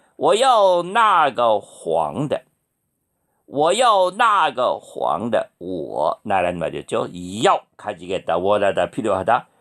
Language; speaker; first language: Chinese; non-native, fluent; Korean